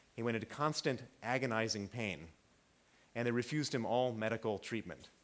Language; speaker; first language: English; native; English